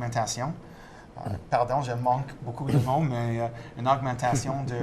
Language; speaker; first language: French; non-native, local second language; English